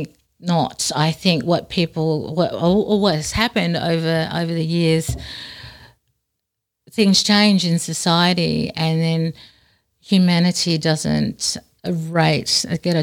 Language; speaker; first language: English; native; English